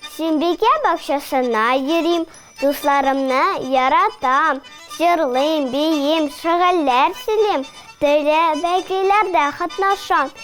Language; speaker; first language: Tatar; native; Tatar